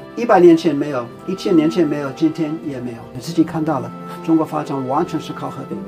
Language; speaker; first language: Chinese; non-native, fluent; English